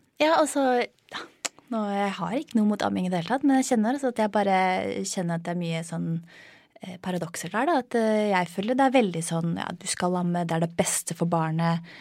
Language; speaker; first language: Norwegian; non-native, fluent; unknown